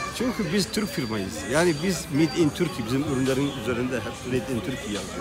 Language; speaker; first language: Turkish; non-native, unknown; Arabic